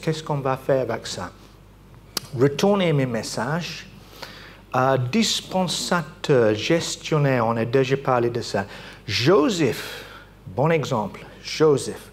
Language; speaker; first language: French; non-native, fluent; English